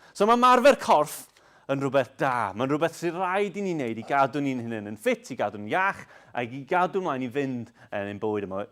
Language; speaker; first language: Welsh; non-native, local second language; English